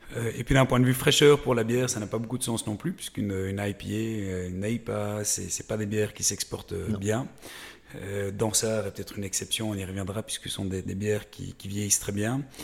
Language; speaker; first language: French; native; French